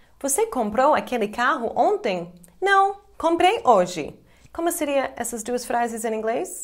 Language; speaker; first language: Portuguese; non-native, fluent; English